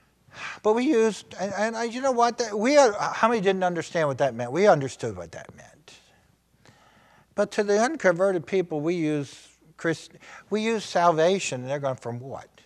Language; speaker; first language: English; native; English